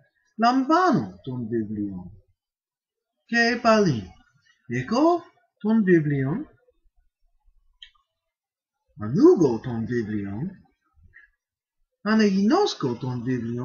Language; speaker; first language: Greek; non-native, fluent; English